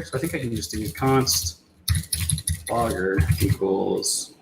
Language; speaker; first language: English; native; English